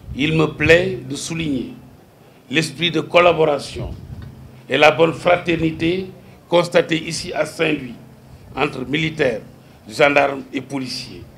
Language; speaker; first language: French; non-native, local second language; Wolof